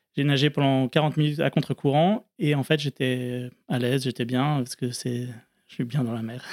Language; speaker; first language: French; native; French